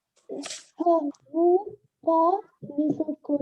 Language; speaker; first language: French; non-native, local second language; Arabic